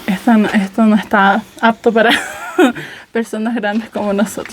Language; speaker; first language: Spanish; native; Spanish